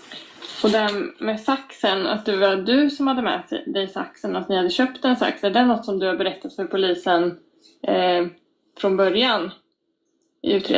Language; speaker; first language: Swedish; native; Swedish